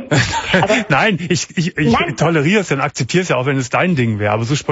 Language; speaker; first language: German; native; German